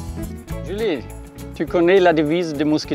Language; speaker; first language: French; non-native, learner; German